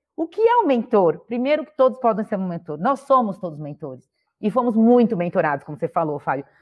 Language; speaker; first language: Portuguese; native; Portuguese